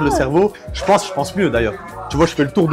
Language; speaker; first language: French; native; French